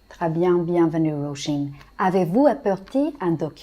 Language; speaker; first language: French; non-native, fluent; English